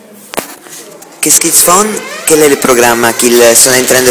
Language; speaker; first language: French; non-native, fluent; Italian